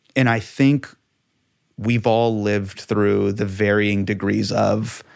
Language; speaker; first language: English; native; English